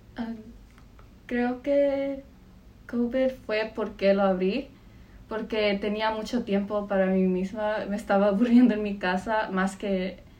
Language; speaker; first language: Spanish; early bilingual, heritage; Spanish